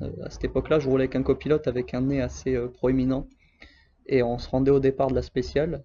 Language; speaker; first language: French; native; French